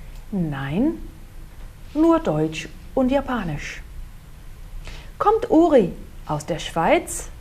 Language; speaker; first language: German; non-native, fluent; Portuguese